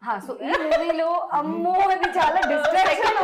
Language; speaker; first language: Telugu; non-native, fluent; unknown